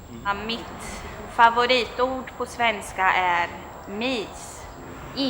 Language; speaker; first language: Swedish; non-native, fluent; Greek